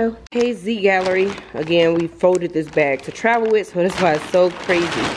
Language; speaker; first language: English; native; English